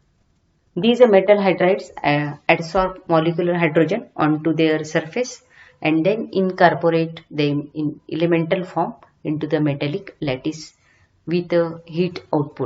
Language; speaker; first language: English; non-native, local second language; Marathi